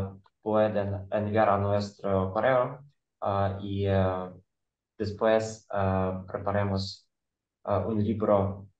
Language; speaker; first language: Spanish; non-native, fluent; Ukrainian